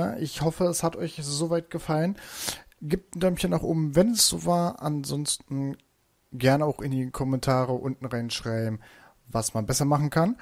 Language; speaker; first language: German; native; German